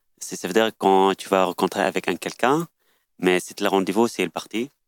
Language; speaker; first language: French; non-native, learner; Arabic